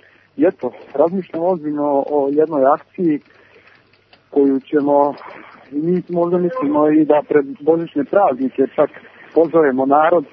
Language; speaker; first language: Serbian; native; Serbian